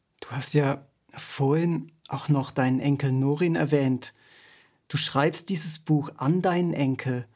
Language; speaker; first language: German; native; German